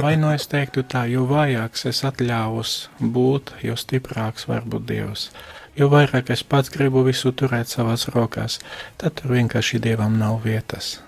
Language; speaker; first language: Latvian; non-native, fluent; Slovak